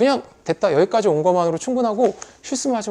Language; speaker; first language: Korean; native; Korean